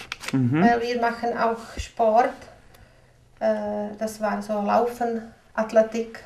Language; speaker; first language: German; non-native, learner; Czech